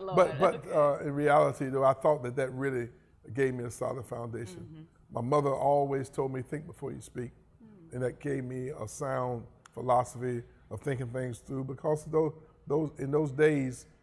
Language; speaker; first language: English; native; English